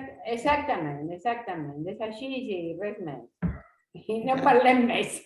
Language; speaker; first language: Catalan; non-native, fluent; Spanish